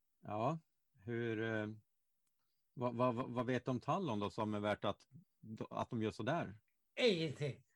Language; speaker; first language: Swedish; native; Swedish